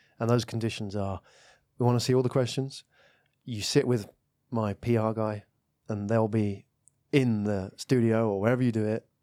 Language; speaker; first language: English; native; English